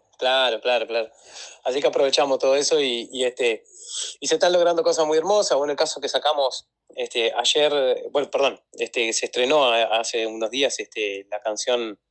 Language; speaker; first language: Spanish; native; Spanish